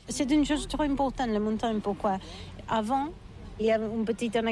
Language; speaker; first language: French; non-native, learner; Catalan